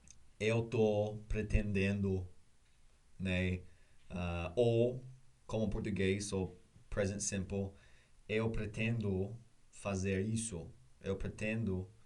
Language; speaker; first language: Portuguese; non-native, learner; English